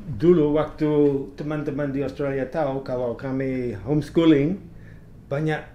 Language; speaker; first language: Indonesian; non-native, fluent; English